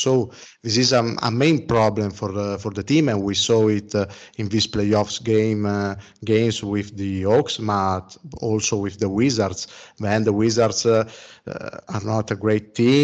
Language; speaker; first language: English; non-native, learner; Italian